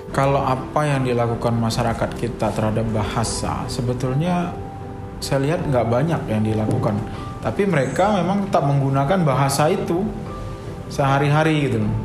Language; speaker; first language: Indonesian; non-native, local second language; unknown